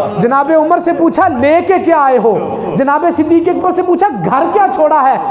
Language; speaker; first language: Urdu; non-native, local second language; Punjabi